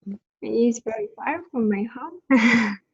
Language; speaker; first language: English; non-native, learner; Spanish